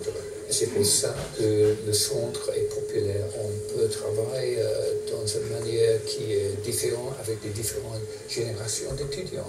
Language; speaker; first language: French; non-native, fluent; English